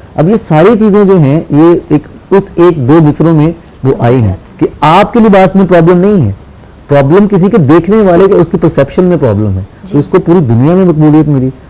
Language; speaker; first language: Urdu; non-native, local second language; Punjabi